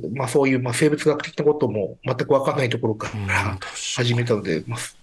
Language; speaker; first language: Japanese; native; Japanese